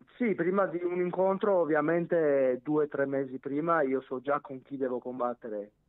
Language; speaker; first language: Italian; non-native, fluent; Armenian